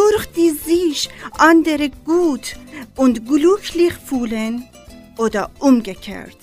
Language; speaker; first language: German; non-native, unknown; Persian